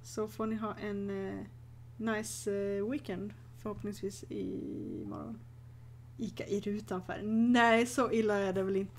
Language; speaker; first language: Swedish; native; Swedish